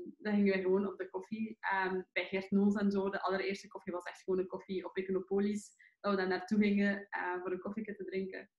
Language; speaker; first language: Dutch; early bilingual, other home language; Arabic